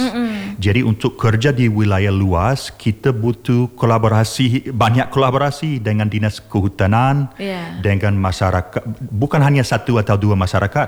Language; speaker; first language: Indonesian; non-native, learner; English